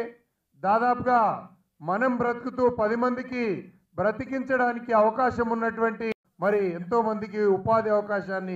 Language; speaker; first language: Telugu; native; Telugu